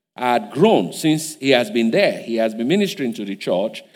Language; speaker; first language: English; non-native, local second language; Yoruba